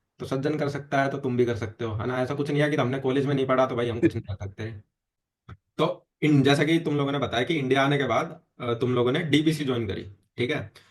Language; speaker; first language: Hindi; native; Hindi